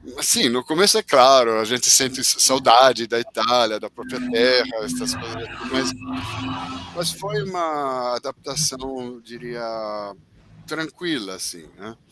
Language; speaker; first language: Portuguese; non-native, fluent; Italian